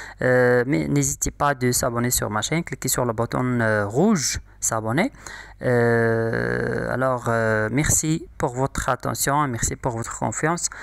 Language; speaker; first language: French; non-native, local second language; Arabic